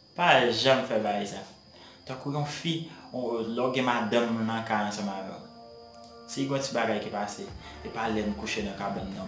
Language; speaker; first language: French; non-native, learner; Haitian Creole